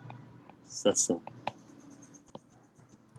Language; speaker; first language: Portuguese; native; Portuguese